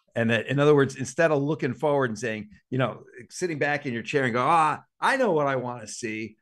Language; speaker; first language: English; native; English